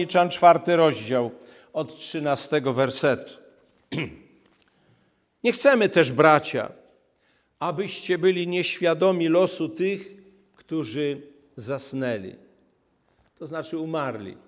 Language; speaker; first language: Polish; native; Polish